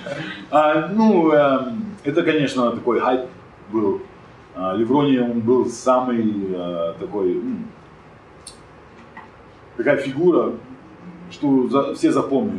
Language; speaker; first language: Russian; non-native, fluent; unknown